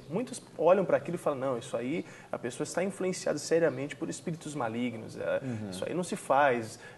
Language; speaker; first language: Portuguese; native; Portuguese